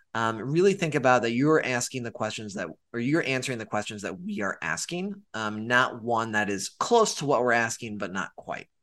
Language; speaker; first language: English; native; English